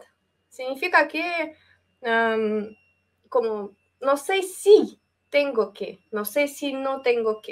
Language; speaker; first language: Spanish; non-native, fluent; Russian